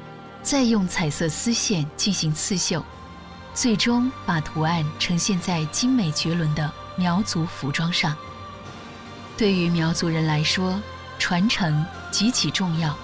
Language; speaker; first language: Chinese; native; Chinese